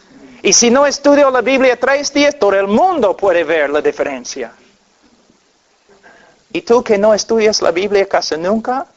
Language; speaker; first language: Spanish; non-native, fluent; English